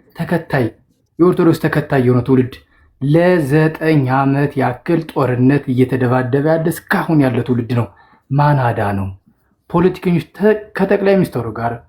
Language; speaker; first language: Amharic; native; Amharic